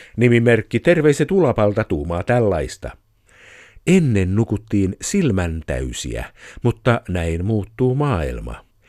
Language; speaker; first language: Finnish; native; Finnish